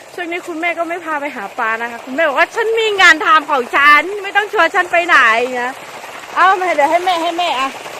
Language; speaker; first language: Thai; non-native, local second language; S'gaw Karen